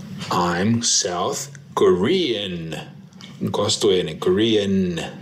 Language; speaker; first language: English; non-native, fluent; Portuguese